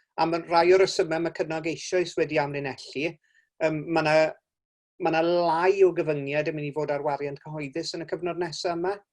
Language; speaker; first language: Welsh; native; Welsh